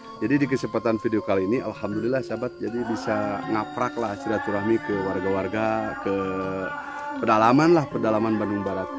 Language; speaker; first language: Indonesian; non-native, local second language; Sundanese